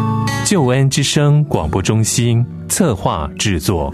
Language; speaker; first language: Chinese; native; Chinese